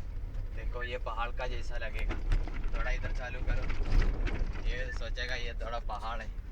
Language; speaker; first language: Hindi; non-native, local second language; Malayalam